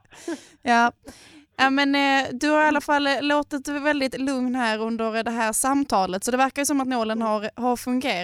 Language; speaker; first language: Swedish; native; Swedish